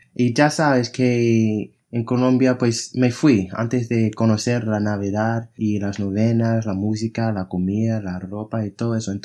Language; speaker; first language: Spanish; non-native, fluent; English